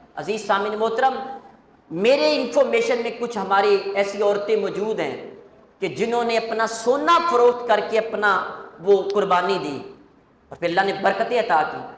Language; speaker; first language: Urdu; non-native, local second language; Punjabi